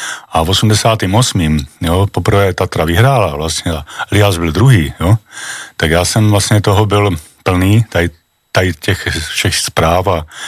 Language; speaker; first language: Czech; native; Czech